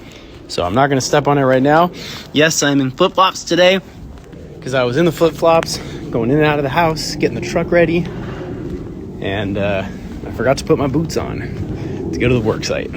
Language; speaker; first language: English; native; English